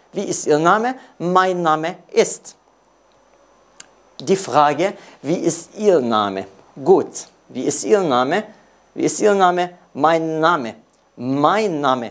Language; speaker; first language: German; non-native, fluent; Arabic